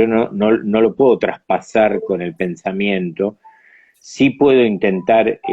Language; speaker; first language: Spanish; native; Spanish